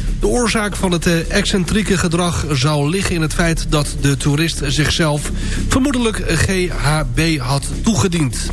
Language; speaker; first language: Dutch; native; Dutch